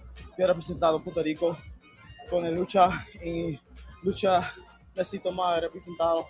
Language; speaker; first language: Spanish; non-native, learner; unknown